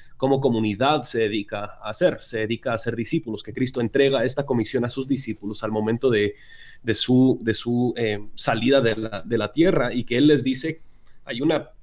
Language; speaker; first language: Spanish; early bilingual, other home language; English